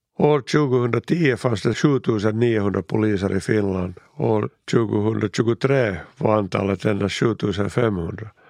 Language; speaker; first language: Swedish; native; Swedish